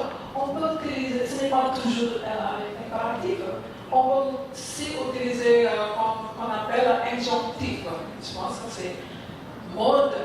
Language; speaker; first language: French; non-native, fluent; Indonesian